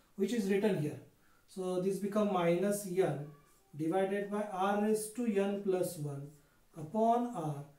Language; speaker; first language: English; non-native, local second language; Marathi